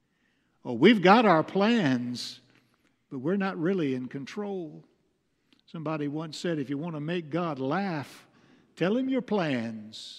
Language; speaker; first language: English; native; English